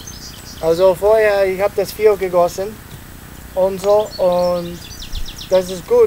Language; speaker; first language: German; non-native, learner; Italian